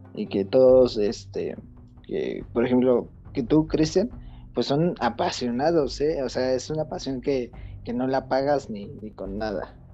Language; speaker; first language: Spanish; native; Spanish